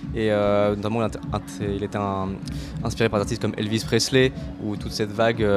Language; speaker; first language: French; native; French